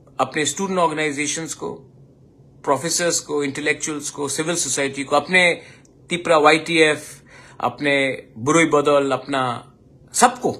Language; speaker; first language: Hindi; non-native, local second language; Kok Borok